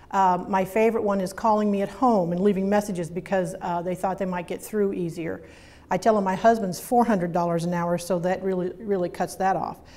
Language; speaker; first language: English; native; English